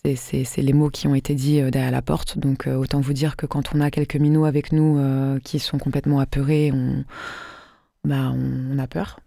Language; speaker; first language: French; native; French